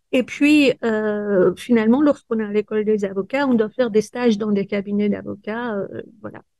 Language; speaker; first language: French; early bilingual, other home language; Persian